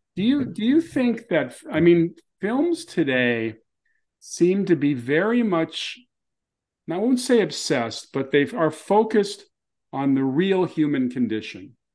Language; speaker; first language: English; native; English